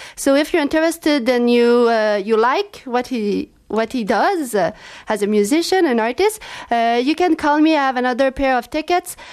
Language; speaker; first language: English; non-native, fluent; French